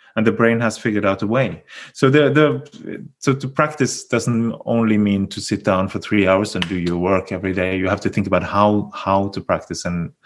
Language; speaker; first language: English; non-native, fluent; Norwegian